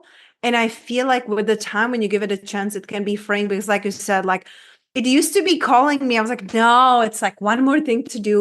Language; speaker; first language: English; non-native, fluent; Czech